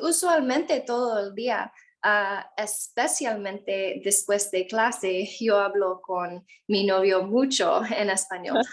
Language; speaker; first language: Spanish; non-native, learner; English